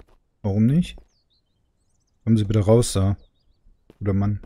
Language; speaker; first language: German; native; German